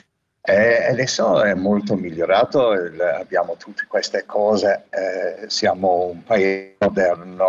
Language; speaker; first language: Italian; non-native, fluent; English